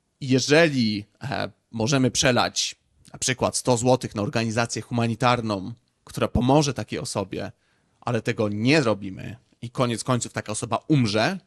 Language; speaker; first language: Polish; native; Polish